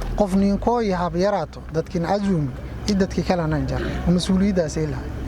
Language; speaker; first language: Somali; non-native, local second language; Maay